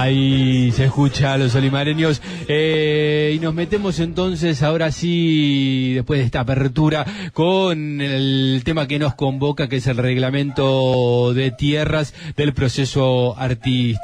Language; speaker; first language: Spanish; native; Spanish